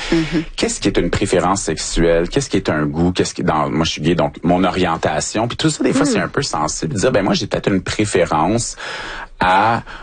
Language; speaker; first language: French; native; French